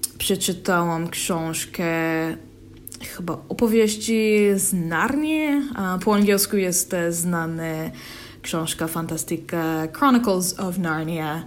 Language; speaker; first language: Polish; non-native, learner; English